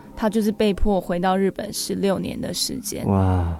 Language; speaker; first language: Chinese; non-native, local second language; Hakka Chinese